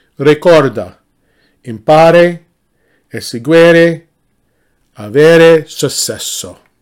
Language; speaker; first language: Italian; non-native, learner; English